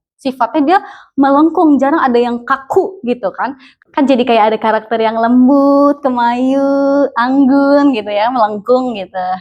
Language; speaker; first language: Indonesian; native; Indonesian